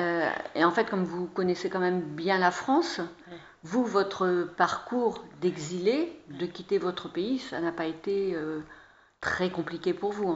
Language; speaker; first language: French; native; French